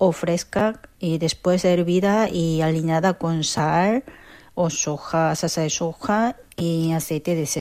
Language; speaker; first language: Spanish; non-native, fluent; Korean